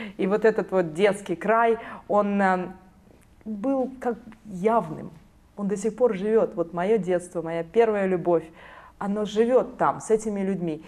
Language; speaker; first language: Russian; non-native, local second language; Belarusian